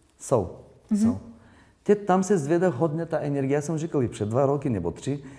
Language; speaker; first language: Czech; non-native, learner; Bulgarian